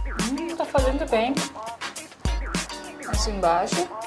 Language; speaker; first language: Portuguese; non-native, learner; Korean